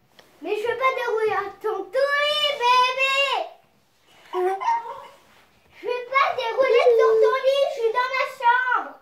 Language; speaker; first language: French; native; French